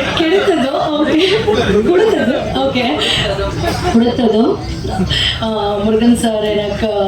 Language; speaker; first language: Tamil; non-native, learner; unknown